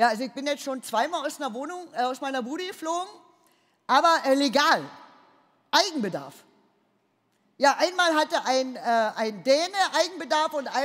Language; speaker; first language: German; native; German